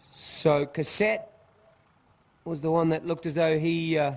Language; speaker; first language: English; native; English